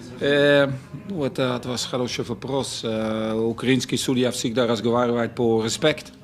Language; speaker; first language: Russian; non-native, learner; Dutch